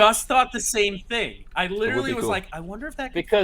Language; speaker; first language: English; native; English